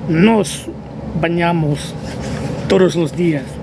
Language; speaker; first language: Spanish; non-native, learner; English